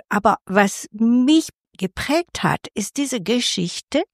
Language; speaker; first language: German; non-native, fluent; French